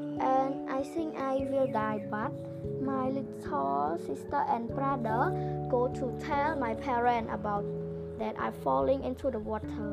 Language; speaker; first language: English; non-native, learner; Khmer